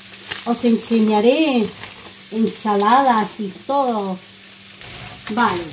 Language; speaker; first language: Spanish; non-native, fluent; Armenian